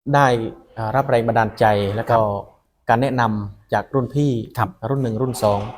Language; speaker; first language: Thai; non-native, local second language; Khmer